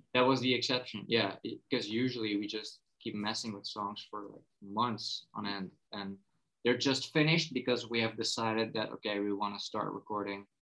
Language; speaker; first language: English; non-native, fluent; Dutch